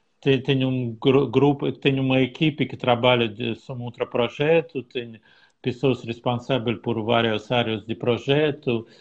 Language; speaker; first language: Portuguese; non-native, learner; Russian